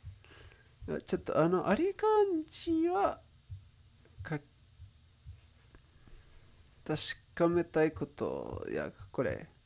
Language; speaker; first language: Japanese; non-native, learner; English